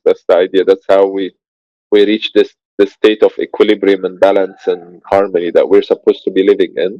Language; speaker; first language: English; non-native, fluent; Arabic